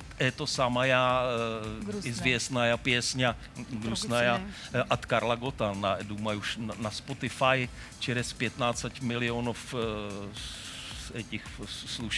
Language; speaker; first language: Russian; non-native, learner; Czech